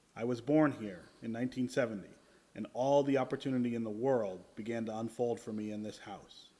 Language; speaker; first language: English; native; English